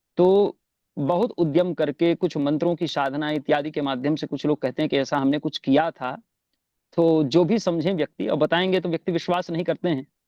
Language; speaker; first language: Hindi; native; Hindi